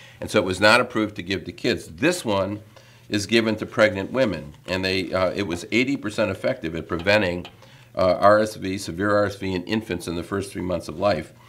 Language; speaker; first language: English; native; English